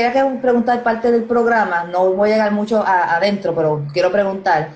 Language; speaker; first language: Spanish; native; Spanish